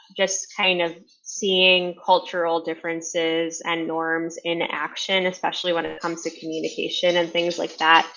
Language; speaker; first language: English; native; English